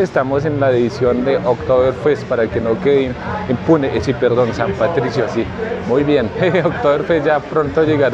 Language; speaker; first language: Spanish; native; Spanish